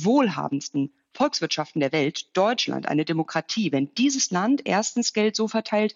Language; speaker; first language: German; native; German